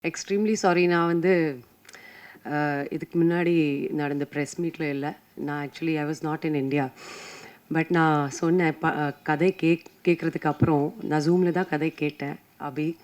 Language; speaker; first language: Tamil; non-native, fluent; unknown